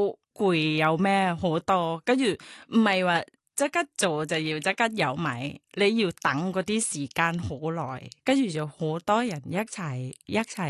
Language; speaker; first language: Cantonese; non-native, learner; Thai